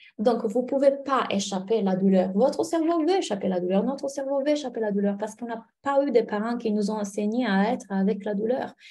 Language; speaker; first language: French; non-native, fluent; Italian